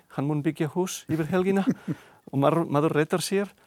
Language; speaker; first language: Icelandic; non-native, fluent; Spanish